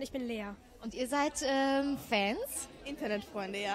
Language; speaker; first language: German; native; German